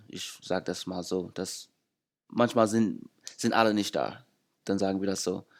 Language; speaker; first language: German; non-native, fluent; English